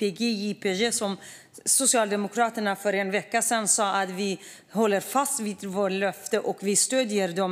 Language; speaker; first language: Swedish; non-native, fluent; Kurdish